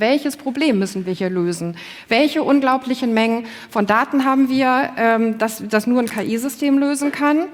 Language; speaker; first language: German; native; German